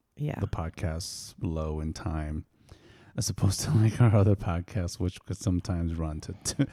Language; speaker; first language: English; native; English